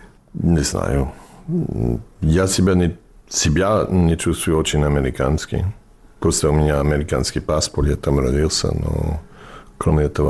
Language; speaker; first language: Russian; non-native, fluent; English